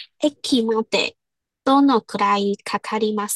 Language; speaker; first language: Japanese; non-native, learner; Chinese